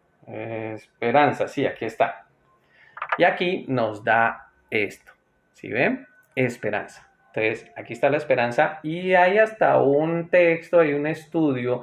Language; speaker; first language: Spanish; native; Spanish